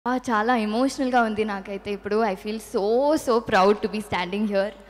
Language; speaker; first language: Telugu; non-native, local second language; Tamil